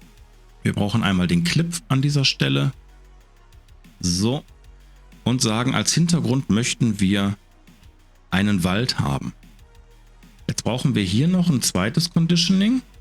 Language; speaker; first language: German; native; German